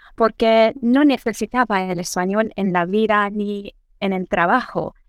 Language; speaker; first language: Spanish; non-native, fluent; Persian